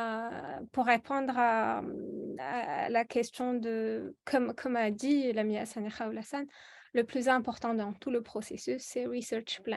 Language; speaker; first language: French; non-native, local second language; Arabic